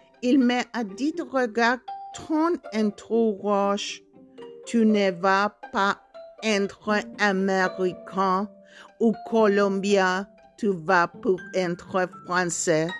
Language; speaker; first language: French; non-native, learner; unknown